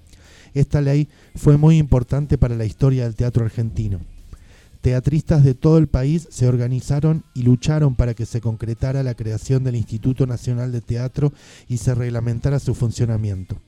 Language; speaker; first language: Spanish; native; Spanish